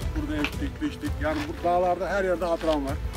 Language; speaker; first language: Turkish; native; Turkish